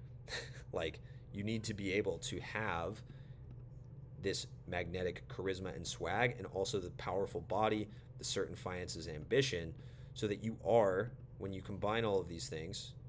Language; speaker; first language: English; native; English